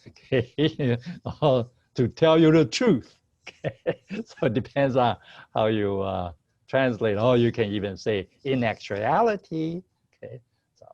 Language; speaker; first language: English; non-native, fluent; Chinese